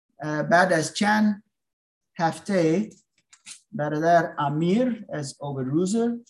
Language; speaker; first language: Persian; non-native, learner; English